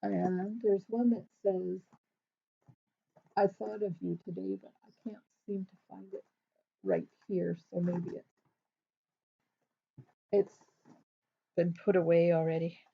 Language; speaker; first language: English; native; English